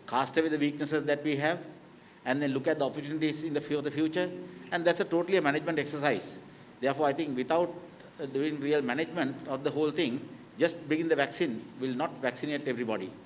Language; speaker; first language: English; non-native, local second language; Sinhala